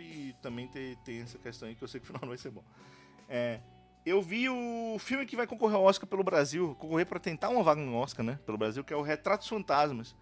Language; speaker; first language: Portuguese; native; Portuguese